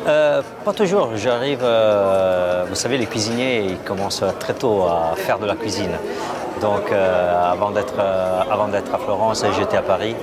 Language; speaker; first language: French; non-native, fluent; Italian